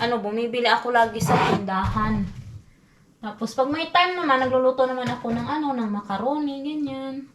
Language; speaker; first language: Filipino; non-native, local second language; Cebuano